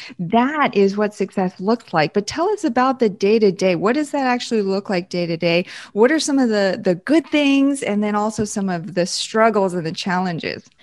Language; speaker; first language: English; native; English